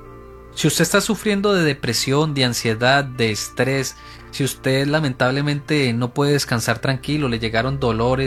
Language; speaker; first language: Spanish; native; Spanish